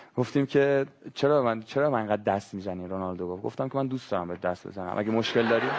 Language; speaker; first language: Persian; native; Persian